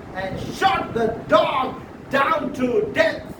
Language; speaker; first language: English; non-native, local second language; Marathi